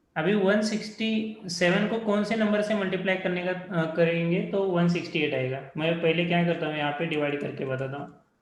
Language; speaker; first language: Hindi; non-native, local second language; Marathi